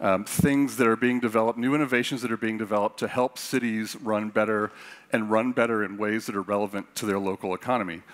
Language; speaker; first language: English; native; English